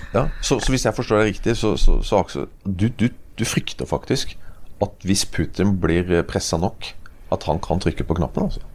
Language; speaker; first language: Norwegian; native; Norwegian